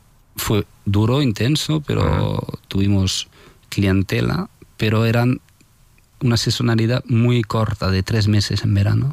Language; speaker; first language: Spanish; non-native, fluent; French